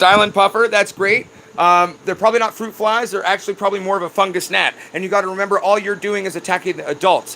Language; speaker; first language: English; native; English